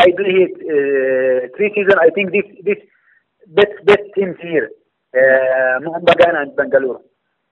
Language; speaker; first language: English; non-native, learner; Arabic